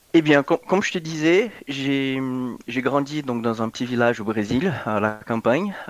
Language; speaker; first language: French; non-native, fluent; Portuguese